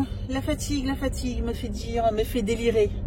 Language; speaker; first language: French; native; French